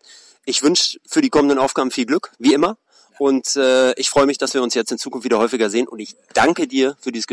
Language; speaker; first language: German; native; German